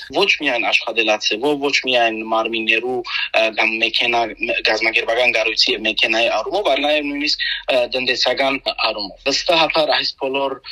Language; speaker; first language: Armenian; native; Armenian